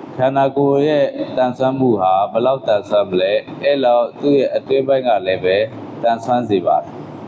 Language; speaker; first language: Burmese; native; Burmese